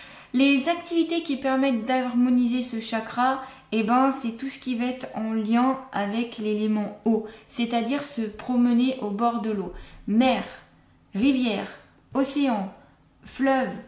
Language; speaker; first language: French; native; French